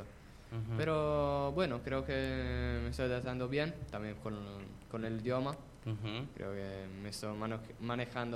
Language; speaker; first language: Spanish; non-native, learner; Italian